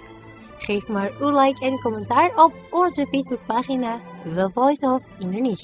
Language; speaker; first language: Dutch; non-native, fluent; Indonesian